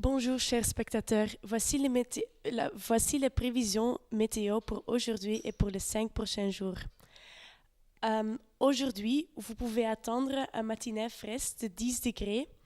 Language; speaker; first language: French; non-native, learner; Dutch